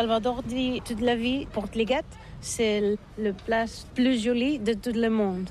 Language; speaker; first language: French; non-native, learner; Catalan